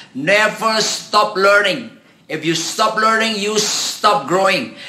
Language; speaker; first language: English; non-native, fluent; Indonesian